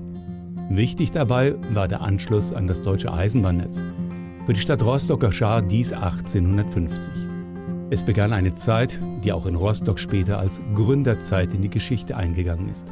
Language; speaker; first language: German; native; German